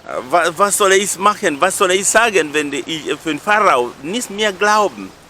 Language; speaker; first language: German; non-native, learner; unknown